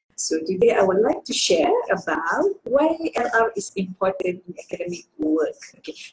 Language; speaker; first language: English; non-native, local second language; Malay